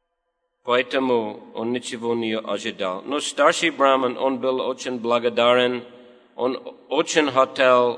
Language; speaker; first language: Russian; non-native, fluent; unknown